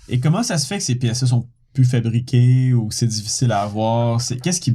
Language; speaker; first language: French; native; French